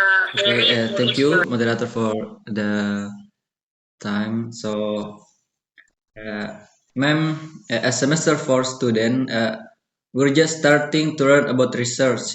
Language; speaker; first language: English; non-native, learner; Indonesian